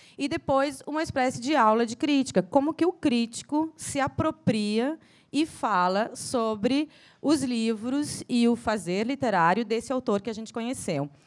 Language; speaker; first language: Portuguese; native; Portuguese